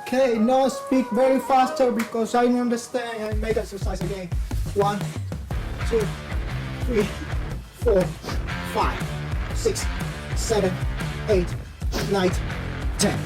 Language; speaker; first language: English; non-native, learner; Spanish